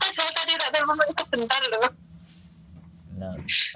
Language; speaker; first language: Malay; non-native, local second language; Javanese